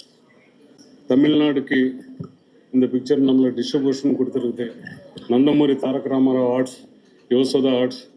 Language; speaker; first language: Tamil; non-native, learner; Telugu